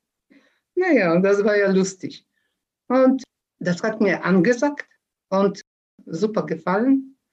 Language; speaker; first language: German; non-native, fluent; Polish